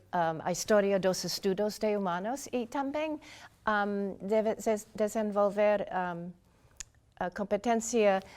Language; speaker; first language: Portuguese; non-native, learner; English